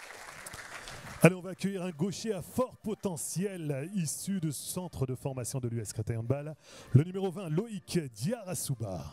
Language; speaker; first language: French; native; French